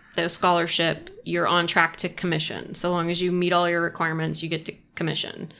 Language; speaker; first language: English; native; English